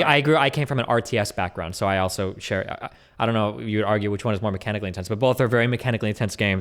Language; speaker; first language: English; native; English